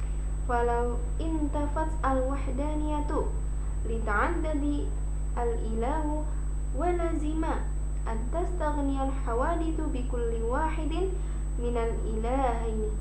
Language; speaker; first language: Arabic; non-native, fluent; Indonesian